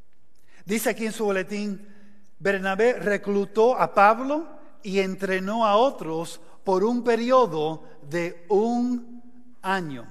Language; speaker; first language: Spanish; non-native, fluent; English